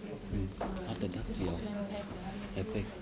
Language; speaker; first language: German; non-native, fluent; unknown